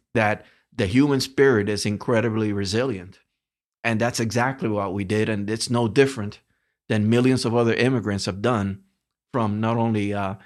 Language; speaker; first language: English; early bilingual, other home language; Spanish